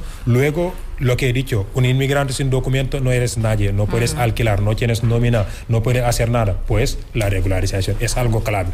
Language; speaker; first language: Spanish; non-native, fluent; Wolof